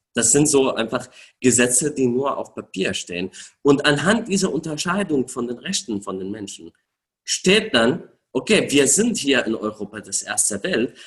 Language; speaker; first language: German; non-native, fluent; Arabic